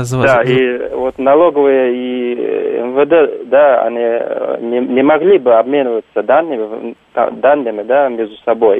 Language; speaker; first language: Russian; non-native, fluent; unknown